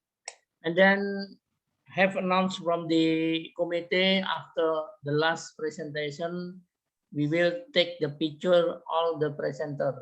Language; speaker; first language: English; non-native, learner; Indonesian